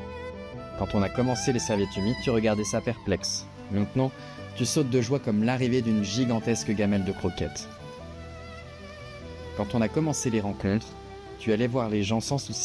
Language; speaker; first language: French; native; French